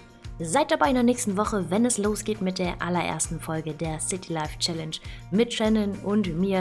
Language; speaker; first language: German; native; German